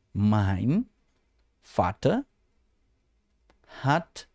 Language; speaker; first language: German; non-native, fluent; Portuguese